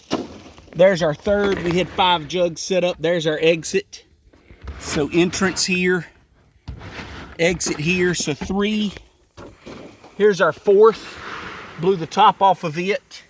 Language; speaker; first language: English; native; English